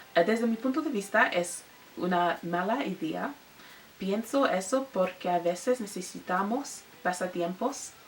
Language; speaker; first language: Spanish; non-native, learner; English